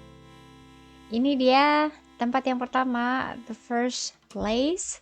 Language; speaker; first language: Indonesian; native; Indonesian